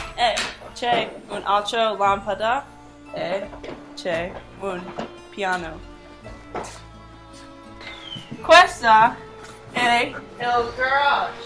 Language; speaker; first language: Italian; non-native, learner; English